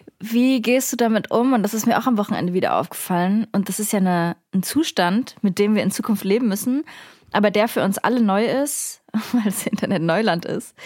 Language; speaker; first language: German; native; German